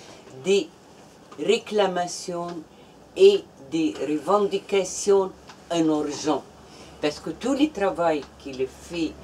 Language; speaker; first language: French; non-native, fluent; Arabic